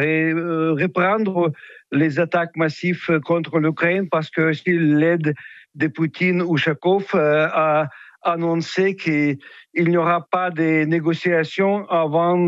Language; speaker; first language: French; non-native, fluent; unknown